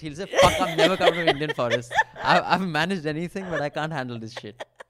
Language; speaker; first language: English; non-native, local second language; Hindi